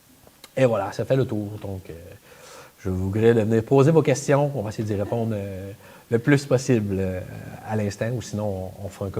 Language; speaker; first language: French; native; French